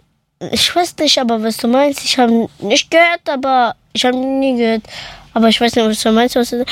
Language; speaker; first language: German; early bilingual, other home language; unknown